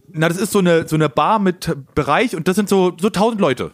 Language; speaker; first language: German; native; German